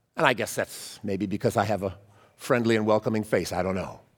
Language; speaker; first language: English; native; English